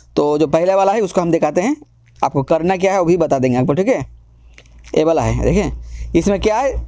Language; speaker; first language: Hindi; non-native, local second language; Bangla